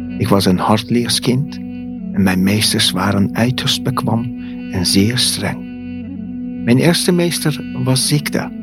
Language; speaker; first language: Dutch; non-native, fluent; Persian